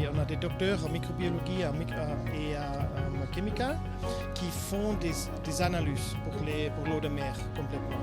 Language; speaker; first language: French; non-native, learner; German